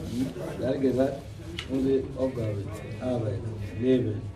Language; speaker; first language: German; non-native, learner; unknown